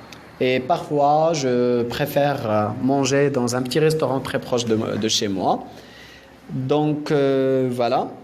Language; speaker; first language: French; non-native, local second language; Arabic